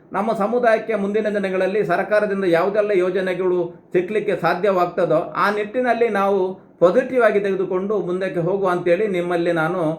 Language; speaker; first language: Kannada; non-native, local second language; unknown